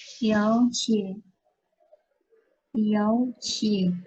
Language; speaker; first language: Chinese; non-native, learner; Indonesian